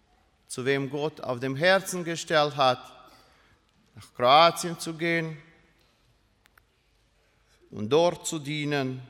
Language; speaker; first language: German; non-native, learner; Croatian